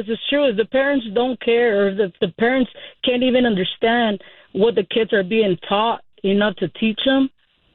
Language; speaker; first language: English; non-native, local second language; Spanish